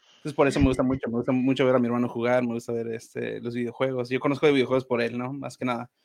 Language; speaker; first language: Spanish; native; Spanish